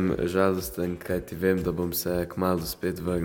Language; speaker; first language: Slovenian; early bilingual, heritage; Slovenian